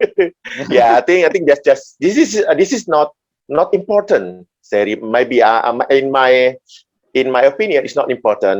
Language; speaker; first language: English; non-native, learner; Indonesian